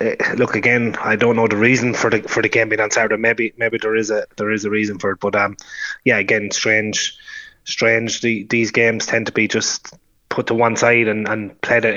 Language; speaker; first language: English; native; English